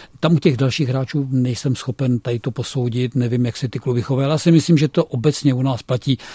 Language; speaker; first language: Czech; native; Czech